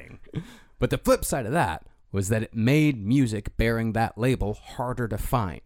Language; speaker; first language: English; native; English